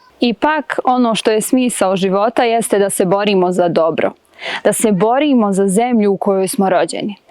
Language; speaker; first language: Bosnian; native; Bosnian